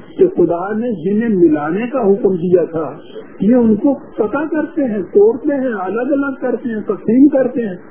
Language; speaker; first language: Urdu; non-native, local second language; Punjabi